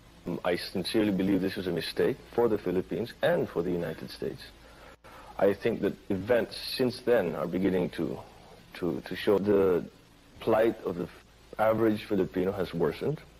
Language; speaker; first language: English; non-native, fluent; Filipino